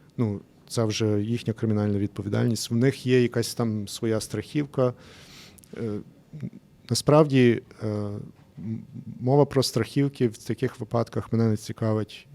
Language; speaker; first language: Ukrainian; early bilingual, heritage; English